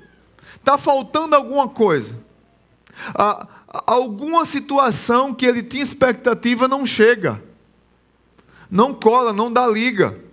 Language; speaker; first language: Portuguese; native; Portuguese